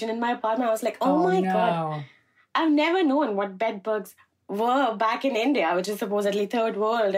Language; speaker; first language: English; non-native, local second language; Malayalam